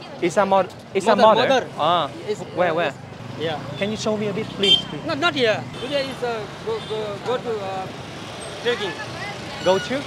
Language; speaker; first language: English; non-native, learner; Vietnamese